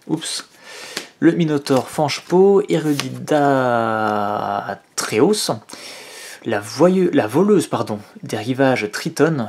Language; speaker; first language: French; native; French